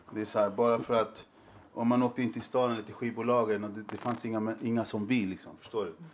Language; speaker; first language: Swedish; early bilingual, other home language; Spanish